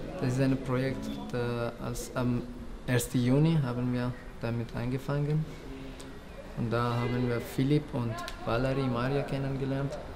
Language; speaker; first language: German; non-native, learner; Persian